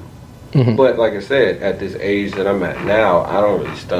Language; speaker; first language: English; native; English